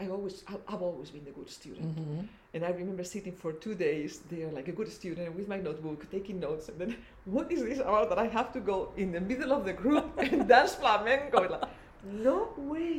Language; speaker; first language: English; non-native, fluent; Spanish